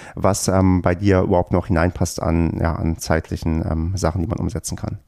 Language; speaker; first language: German; native; German